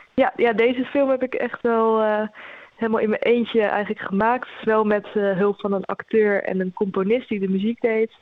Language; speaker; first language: Dutch; native; Dutch